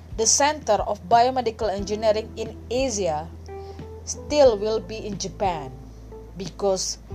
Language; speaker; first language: English; non-native, fluent; Indonesian